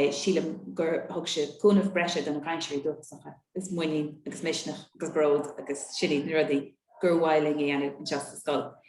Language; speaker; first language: Irish; native; Irish